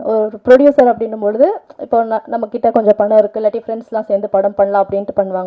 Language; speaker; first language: Tamil; native; Tamil